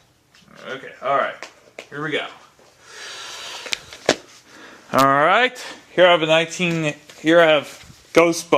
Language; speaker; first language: English; native; English